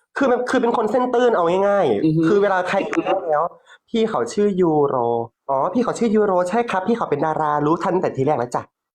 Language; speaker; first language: Thai; native; Thai